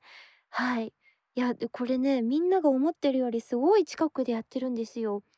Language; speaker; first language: Japanese; native; Japanese